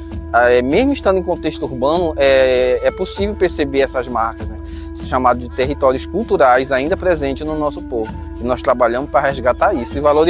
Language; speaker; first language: Portuguese; native; Portuguese